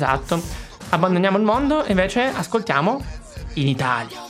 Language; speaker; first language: Italian; native; Italian